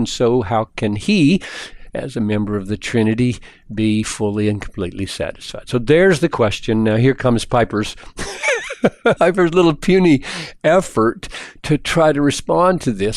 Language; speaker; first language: English; native; English